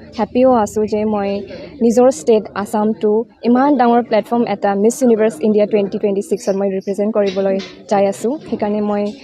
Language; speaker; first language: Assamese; non-native, local second language; Bodo